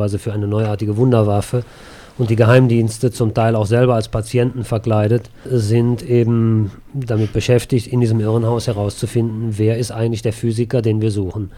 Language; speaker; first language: German; native; German